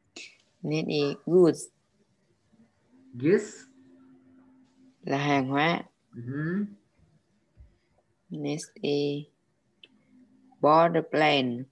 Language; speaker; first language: English; non-native, learner; Vietnamese